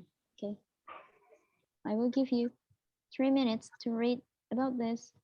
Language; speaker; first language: English; non-native, fluent; Indonesian